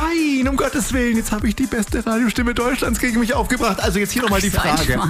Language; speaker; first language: German; native; German